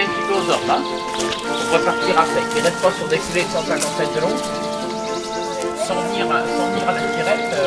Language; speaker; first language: French; native; French